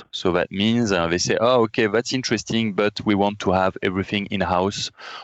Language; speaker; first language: English; non-native, fluent; French